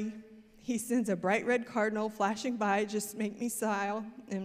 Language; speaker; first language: English; native; English